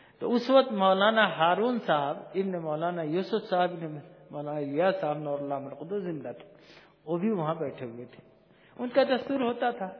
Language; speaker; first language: Urdu; native; Urdu